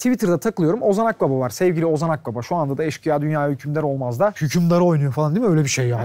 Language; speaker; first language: Turkish; native; Turkish